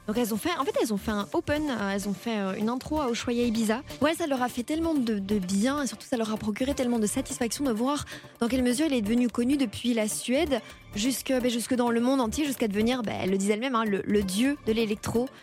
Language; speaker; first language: French; native; French